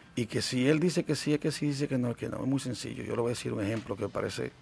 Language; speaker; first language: Spanish; native; Spanish